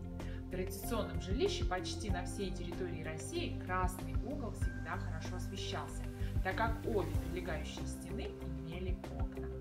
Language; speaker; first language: Russian; native; Russian